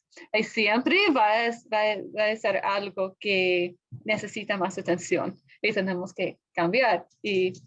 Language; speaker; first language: Spanish; non-native, fluent; English